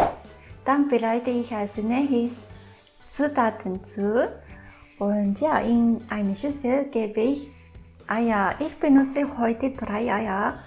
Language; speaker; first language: German; non-native, fluent; Japanese